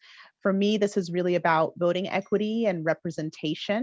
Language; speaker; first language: English; native; English